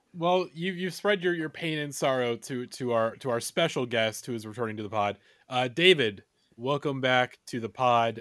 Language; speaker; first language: English; native; English